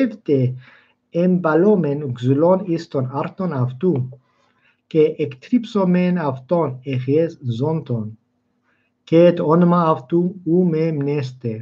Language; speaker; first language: Greek; non-native, fluent; English